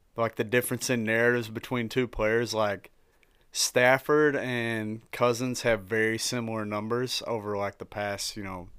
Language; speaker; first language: English; native; English